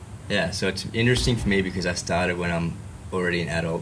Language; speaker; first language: English; native; English